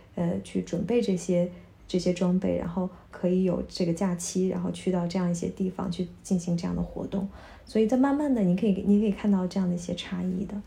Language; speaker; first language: Chinese; native; Chinese